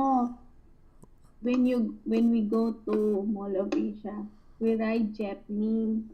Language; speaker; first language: English; non-native, learner; Filipino